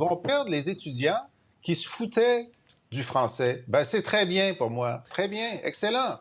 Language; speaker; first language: French; native; French